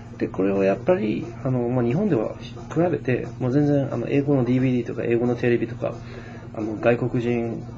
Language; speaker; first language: Japanese; non-native, fluent; English